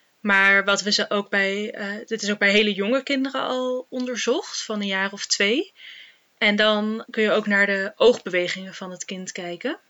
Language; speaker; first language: Dutch; native; Dutch